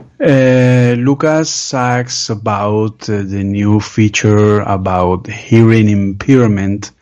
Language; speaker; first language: English; non-native, learner; Spanish